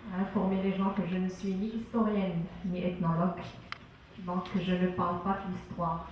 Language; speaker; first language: French; non-native, local second language; Arabic